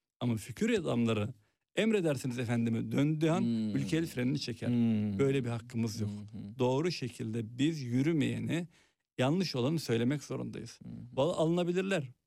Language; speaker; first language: Turkish; native; Turkish